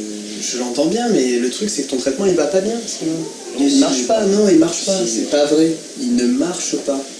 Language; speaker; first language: French; native; French